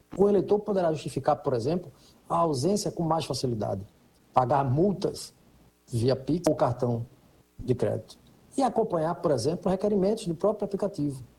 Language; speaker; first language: Portuguese; native; Portuguese